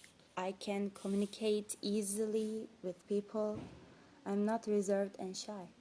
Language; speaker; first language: English; non-native, fluent; Turkish